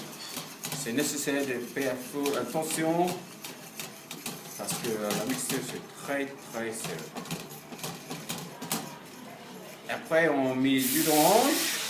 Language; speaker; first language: French; non-native, learner; English